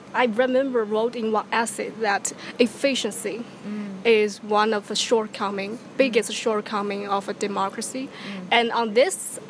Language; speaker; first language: English; non-native, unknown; Chinese